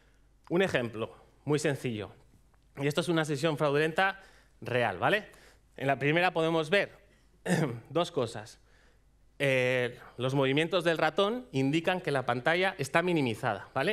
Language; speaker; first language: Spanish; native; Spanish